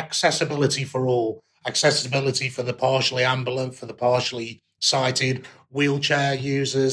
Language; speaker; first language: English; native; English